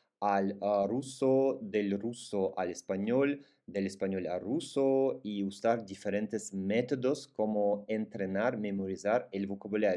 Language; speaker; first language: Spanish; non-native, fluent; Russian